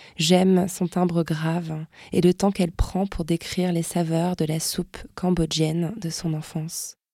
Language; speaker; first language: French; native; French